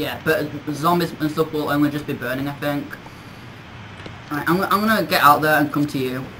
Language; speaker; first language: English; native; English